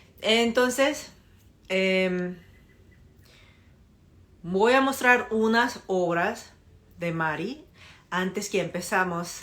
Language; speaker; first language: Spanish; non-native, fluent; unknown